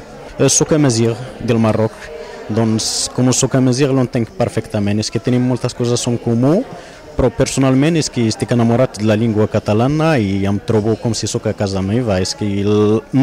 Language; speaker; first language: Catalan; non-native, fluent; Berber languages